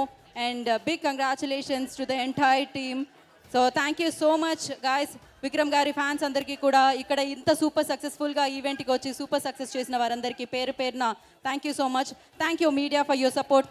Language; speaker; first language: Telugu; native; Telugu